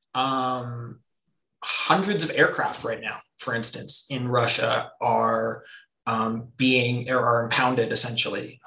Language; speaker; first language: English; native; English